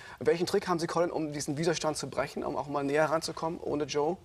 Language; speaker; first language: German; native; German